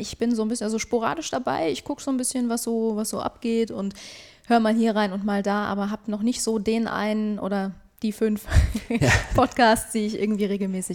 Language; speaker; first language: German; native; German